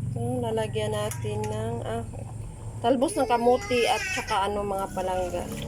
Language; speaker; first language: Filipino; non-native, local second language; Cebuano